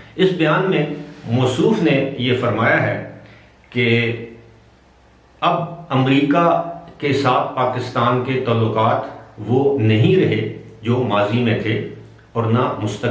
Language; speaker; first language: Urdu; native; Urdu